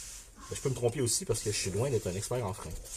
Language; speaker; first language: French; native; French